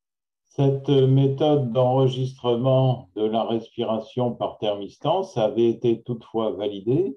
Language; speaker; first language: French; native; French